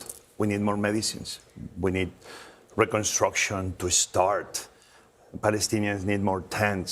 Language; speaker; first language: English; non-native, fluent; Spanish